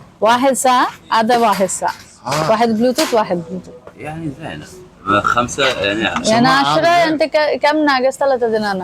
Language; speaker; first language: Arabic; non-native, learner; Telugu